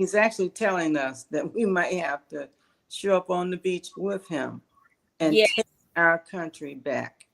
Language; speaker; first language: English; native; English